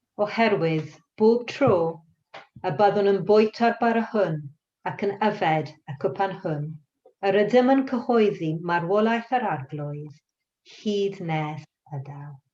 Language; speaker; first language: Welsh; non-native, local second language; English